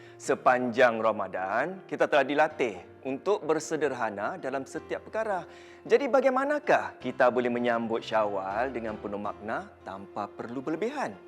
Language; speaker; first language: Malay; native; Malay